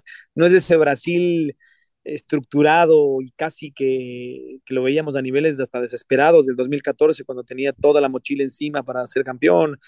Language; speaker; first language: Spanish; native; Spanish